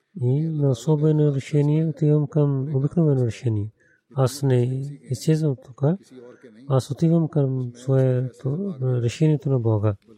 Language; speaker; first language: Bulgarian; non-native, learner; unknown